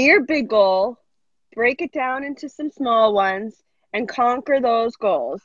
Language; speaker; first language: English; native; English